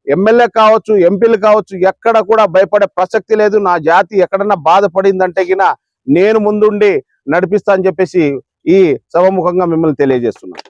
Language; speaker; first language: Telugu; non-native, local second language; Lambadi